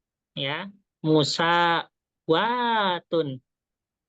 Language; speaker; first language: Arabic; non-native, fluent; Indonesian